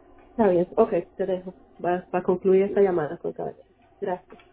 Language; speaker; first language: Spanish; early bilingual, heritage; Spanish